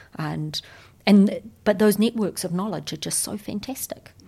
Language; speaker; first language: English; native; English